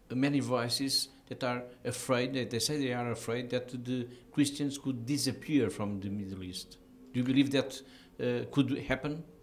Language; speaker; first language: English; non-native, fluent; Portuguese